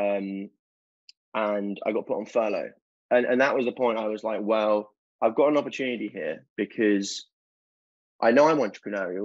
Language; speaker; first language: English; native; English